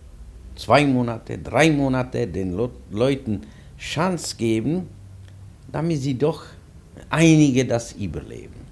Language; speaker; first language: German; non-native, fluent; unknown